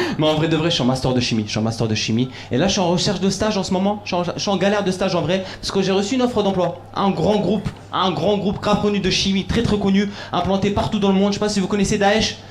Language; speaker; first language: French; early bilingual, other home language; Arabic